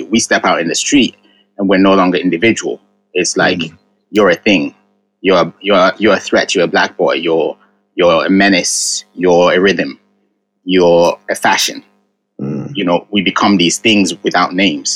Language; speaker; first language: English; non-native, local second language; Ga